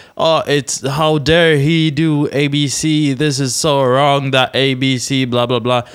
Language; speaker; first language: English; non-native, fluent; Czech